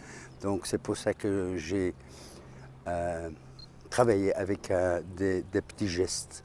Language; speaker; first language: French; non-native, fluent; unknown